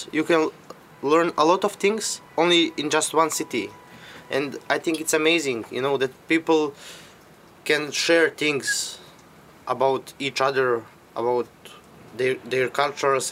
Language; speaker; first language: English; non-native, fluent; Serbian